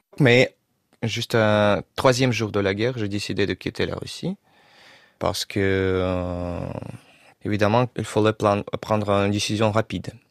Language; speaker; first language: French; non-native, learner; Russian